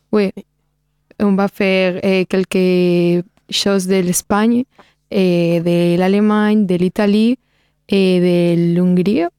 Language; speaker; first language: French; non-native, learner; Spanish